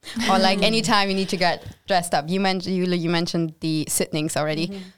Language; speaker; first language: English; non-native, fluent; German